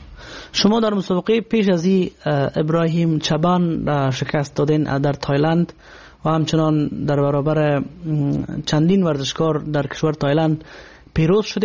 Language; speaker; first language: Persian; native; Persian